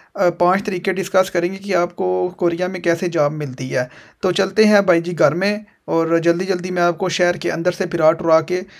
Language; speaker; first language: Urdu; non-native, local second language; Punjabi